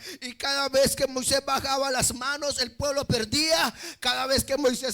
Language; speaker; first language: Spanish; native; Spanish